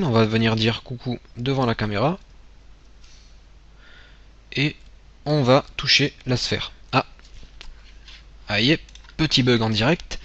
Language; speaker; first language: French; native; French